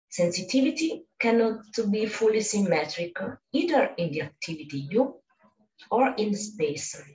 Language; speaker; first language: English; non-native, fluent; Italian